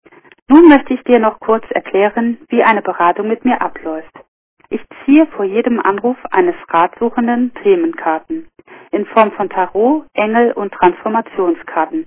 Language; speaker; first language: German; native; German